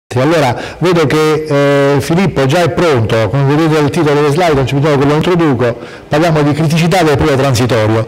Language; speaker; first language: Italian; native; Italian